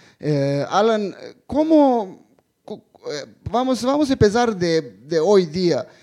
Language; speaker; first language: Spanish; non-native, fluent; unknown